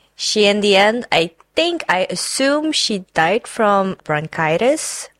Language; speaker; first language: English; non-native, fluent; Chinese